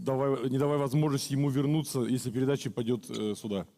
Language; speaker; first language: Russian; native; Russian